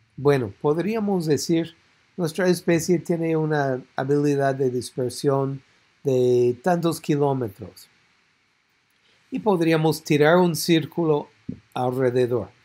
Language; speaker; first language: Spanish; non-native, fluent; English